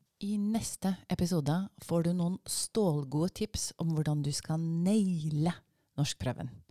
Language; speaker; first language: Norwegian; native; Norwegian